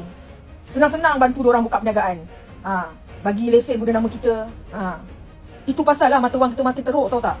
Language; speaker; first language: Malay; native; Malay